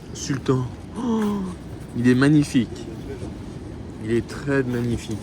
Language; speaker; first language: French; non-native, learner; English